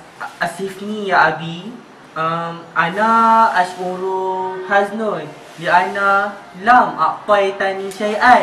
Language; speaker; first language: Arabic; non-native, learner; Malay